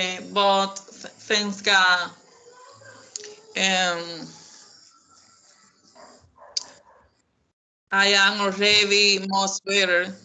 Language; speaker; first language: English; non-native, learner; Spanish